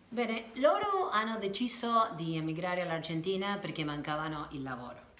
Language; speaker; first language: Italian; non-native, learner; Spanish